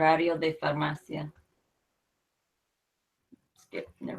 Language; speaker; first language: Spanish; non-native, fluent; English